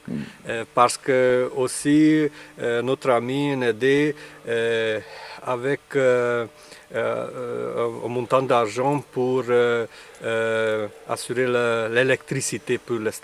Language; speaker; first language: French; non-native, learner; Hungarian